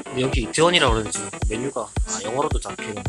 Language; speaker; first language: Korean; native; Korean